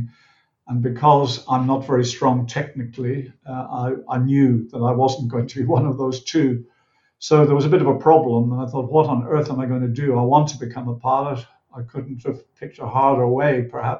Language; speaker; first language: English; native; English